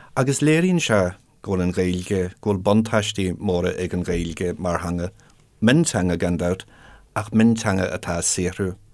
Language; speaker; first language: Irish; non-native, local second language; English